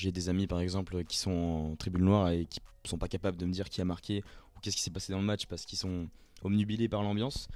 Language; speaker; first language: French; native; French